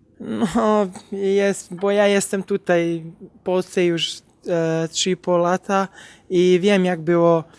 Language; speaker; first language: Polish; non-native, learner; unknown